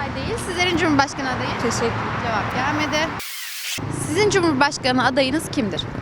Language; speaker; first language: Turkish; native; Turkish